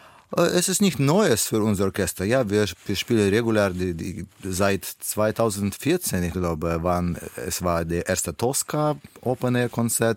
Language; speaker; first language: German; non-native, learner; Russian